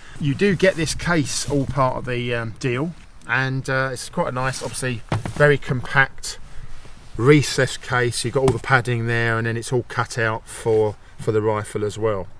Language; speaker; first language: English; native; English